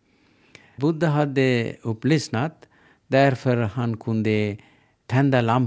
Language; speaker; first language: Swedish; non-native, learner; Sinhala